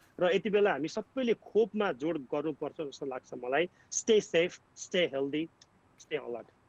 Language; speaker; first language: Nepali; native; Nepali